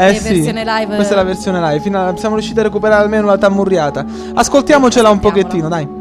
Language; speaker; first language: Italian; native; Italian